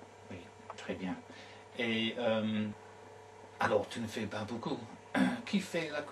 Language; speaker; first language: French; non-native, fluent; English